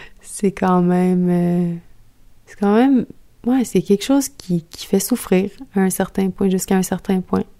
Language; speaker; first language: French; native; French